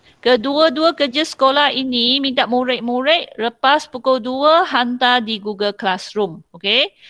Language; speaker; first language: Malay; non-native, local second language; Chinese